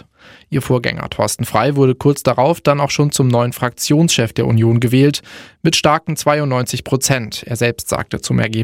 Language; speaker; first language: German; native; German